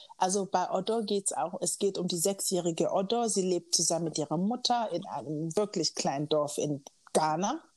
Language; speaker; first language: German; early bilingual, other home language; Akan